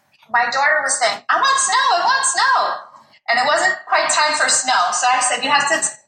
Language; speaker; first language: English; native; English